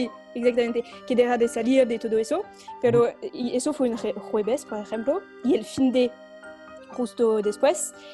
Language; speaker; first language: Spanish; non-native, fluent; French